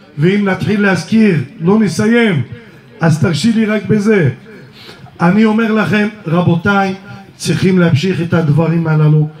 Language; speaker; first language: Hebrew; early bilingual, other home language; Arabic